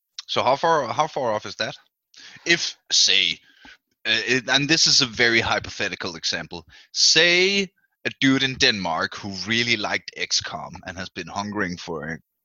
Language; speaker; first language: English; non-native, fluent; Danish